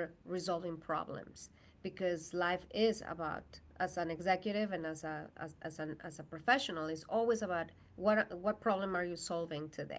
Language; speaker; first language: English; non-native, fluent; Spanish